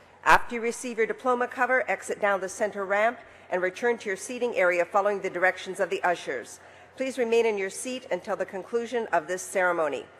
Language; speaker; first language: English; native; English